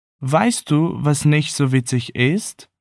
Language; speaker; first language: German; non-native, fluent; Portuguese